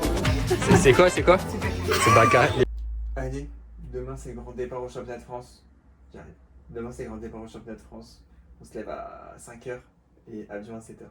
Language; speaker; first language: French; native; French